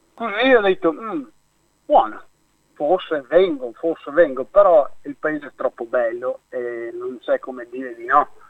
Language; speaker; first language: Italian; early bilingual, heritage; Venetian